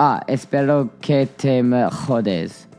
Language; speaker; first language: Spanish; non-native, learner; English